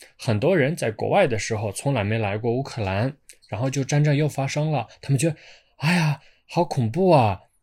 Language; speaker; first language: Chinese; non-native, fluent; Ukrainian